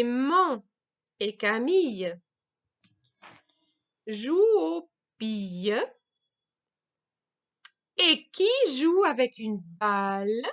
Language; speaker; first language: French; non-native, fluent; German